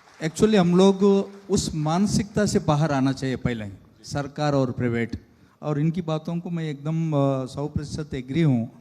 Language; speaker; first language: Hindi; non-native, local second language; Telugu